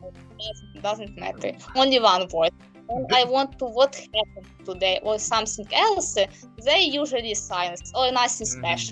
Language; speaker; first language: English; non-native, learner; Ukrainian